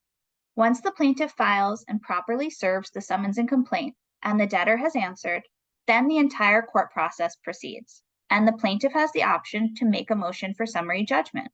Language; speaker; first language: English; native; English